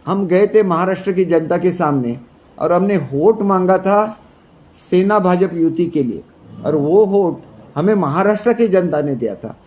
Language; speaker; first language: Hindi; non-native, local second language; Marathi